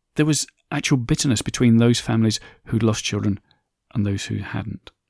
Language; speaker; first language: English; native; English